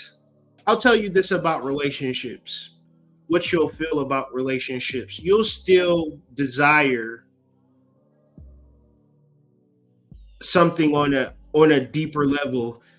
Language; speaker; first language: English; native; English